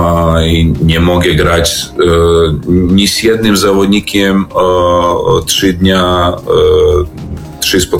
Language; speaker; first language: Polish; non-native, learner; Serbian